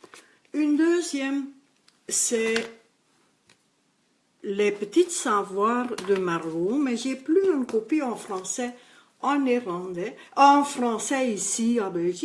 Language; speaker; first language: French; non-native, local second language; Dutch